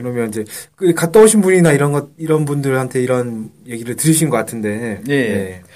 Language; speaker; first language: Korean; native; Korean